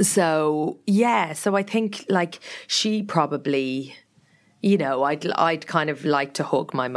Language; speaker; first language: English; native; English